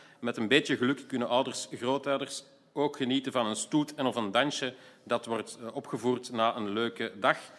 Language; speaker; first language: Dutch; native; Dutch